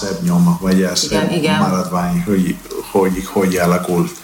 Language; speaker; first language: Hungarian; non-native, learner; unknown